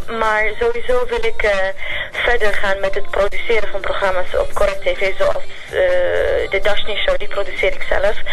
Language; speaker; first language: Dutch; early bilingual, other home language; Central Kurdish